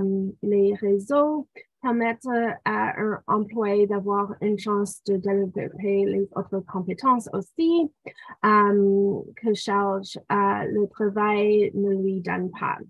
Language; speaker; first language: French; non-native, local second language; English